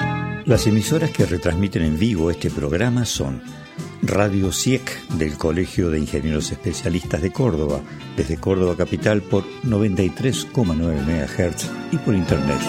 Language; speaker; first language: Spanish; native; Spanish